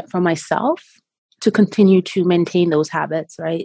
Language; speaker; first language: English; non-native, local second language; Yoruba